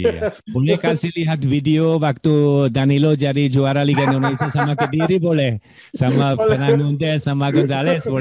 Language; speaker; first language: Indonesian; non-native, fluent; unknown